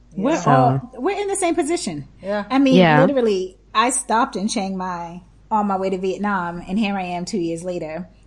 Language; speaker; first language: English; native; English